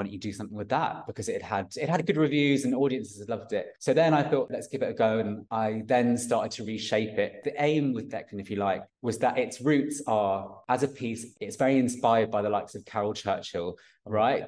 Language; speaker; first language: English; native; English